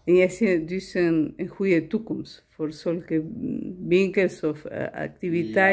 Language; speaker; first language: Dutch; non-native, learner; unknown